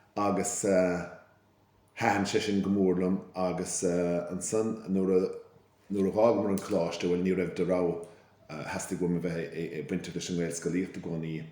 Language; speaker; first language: Irish; native; Irish